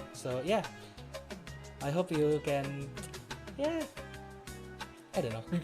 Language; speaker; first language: English; non-native, learner; Indonesian